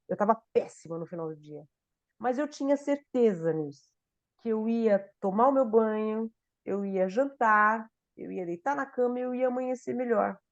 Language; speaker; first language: Portuguese; native; Portuguese